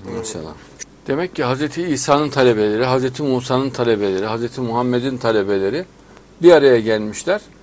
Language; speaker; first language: Turkish; native; Turkish